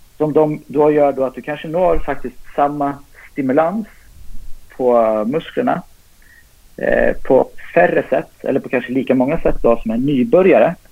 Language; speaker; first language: Swedish; native; Swedish